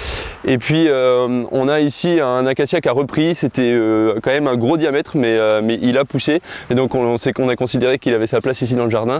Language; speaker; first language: French; native; French